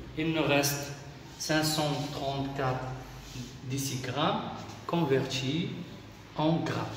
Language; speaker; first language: French; non-native, local second language; Arabic